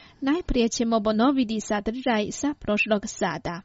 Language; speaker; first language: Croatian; non-native, fluent; Chinese